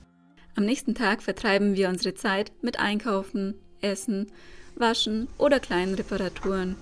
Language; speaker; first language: German; native; German